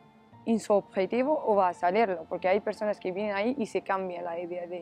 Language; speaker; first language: Spanish; non-native, learner; Arabic